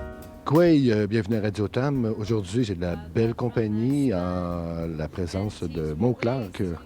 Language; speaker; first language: French; native; French